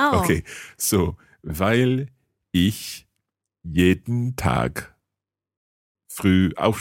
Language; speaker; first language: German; non-native, learner; English